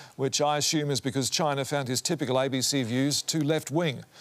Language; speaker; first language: English; native; English